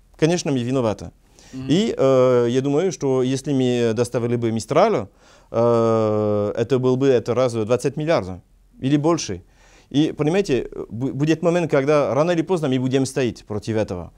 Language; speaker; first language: Russian; non-native, learner; French